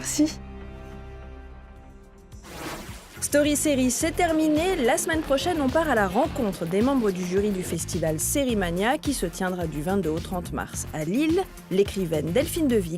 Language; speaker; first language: French; native; French